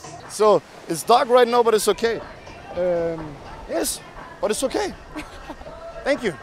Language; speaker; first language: English; non-native, learner; German